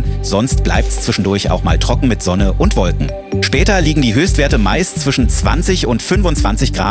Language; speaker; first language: German; native; German